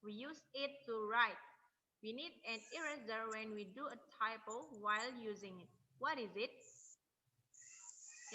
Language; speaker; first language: English; non-native, learner; Indonesian